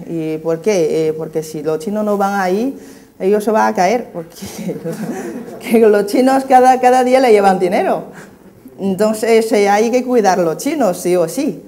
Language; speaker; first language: Spanish; non-native, fluent; Chinese